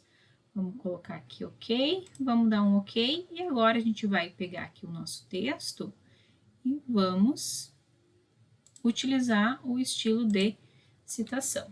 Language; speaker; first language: Portuguese; native; Portuguese